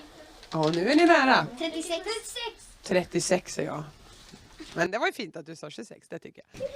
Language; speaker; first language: Swedish; native; Swedish